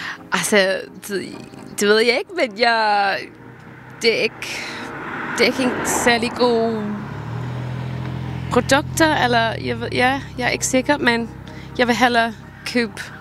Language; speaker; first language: Danish; non-native, learner; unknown